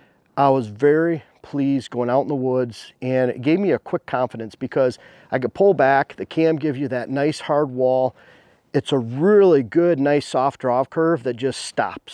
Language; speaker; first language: English; native; English